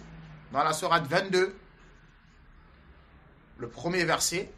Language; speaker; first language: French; native; French